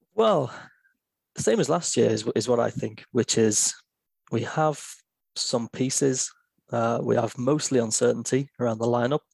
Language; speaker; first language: English; native; English